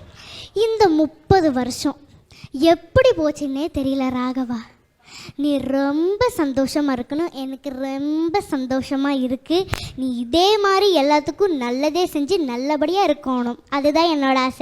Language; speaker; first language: Tamil; native; Tamil